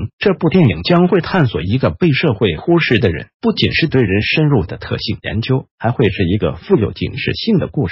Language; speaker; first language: Chinese; native; Chinese